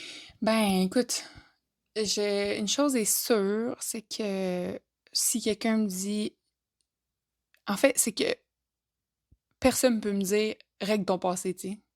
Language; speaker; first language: French; native; French